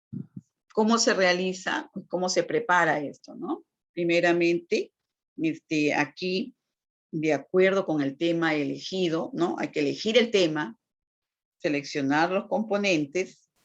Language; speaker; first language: Spanish; native; Spanish